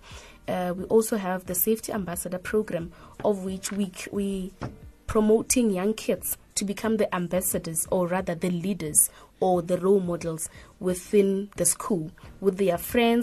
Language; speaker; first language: English; non-native, local second language; Northern Sotho